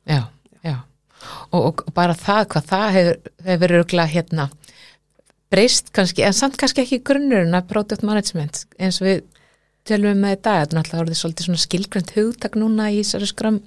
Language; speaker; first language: Icelandic; native; Icelandic